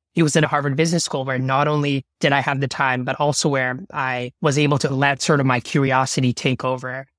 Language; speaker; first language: English; non-native, local second language; Bangla